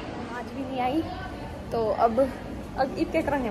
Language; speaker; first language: Hindi; native; Hindi